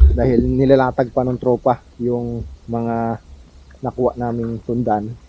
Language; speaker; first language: Filipino; native; Filipino